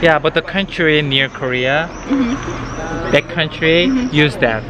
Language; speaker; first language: English; non-native, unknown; Korean